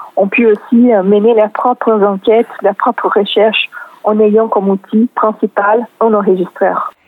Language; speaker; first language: French; non-native, fluent; Portuguese